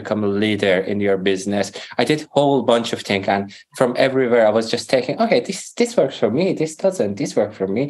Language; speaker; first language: English; non-native, fluent; Persian